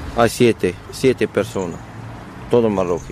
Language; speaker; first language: Spanish; non-native, learner; Arabic